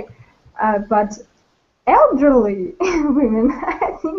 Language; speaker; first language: English; non-native, learner; Russian